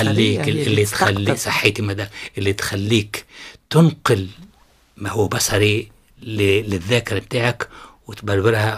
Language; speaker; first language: Arabic; native; Arabic